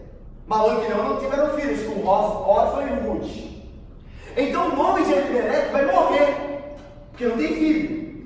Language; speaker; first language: Portuguese; native; Portuguese